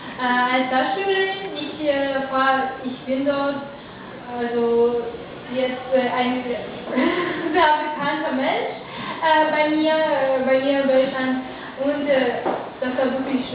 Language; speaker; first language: German; non-native, fluent; Russian